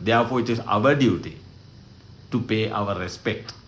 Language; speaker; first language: English; non-native, local second language; Sinhala